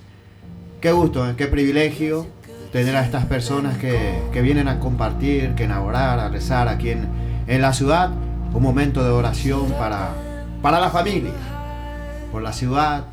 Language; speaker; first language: Spanish; native; Spanish